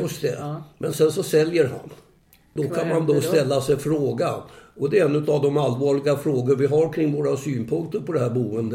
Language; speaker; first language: Swedish; native; Swedish